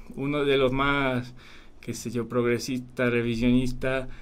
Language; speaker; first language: Spanish; non-native, fluent; Polish